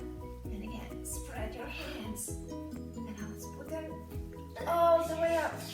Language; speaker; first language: English; non-native, fluent; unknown